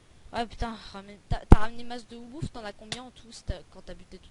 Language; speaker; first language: French; native; French